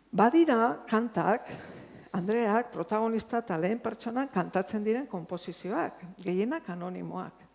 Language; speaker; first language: Basque; native; Basque